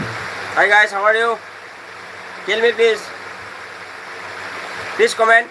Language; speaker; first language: English; non-native, learner; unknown